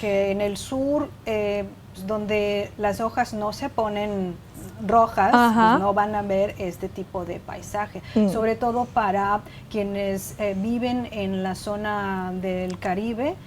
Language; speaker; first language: Spanish; non-native, fluent; Chinese